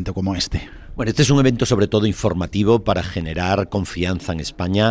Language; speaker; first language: Spanish; native; Spanish